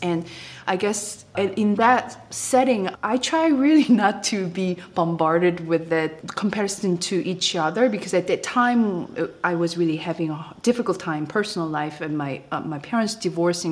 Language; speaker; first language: English; non-native, fluent; Korean